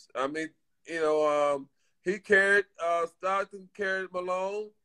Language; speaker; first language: English; native; English